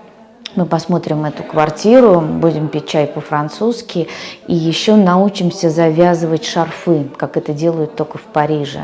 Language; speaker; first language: Russian; native; Russian